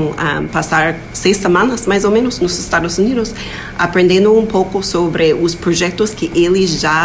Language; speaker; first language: Portuguese; non-native, fluent; English